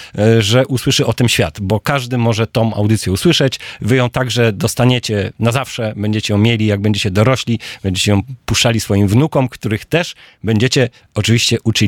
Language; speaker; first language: Polish; native; Polish